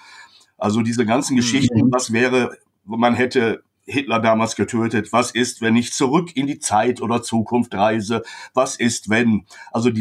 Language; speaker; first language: German; native; German